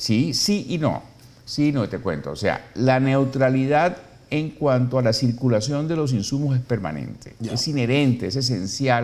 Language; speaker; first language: Spanish; native; Spanish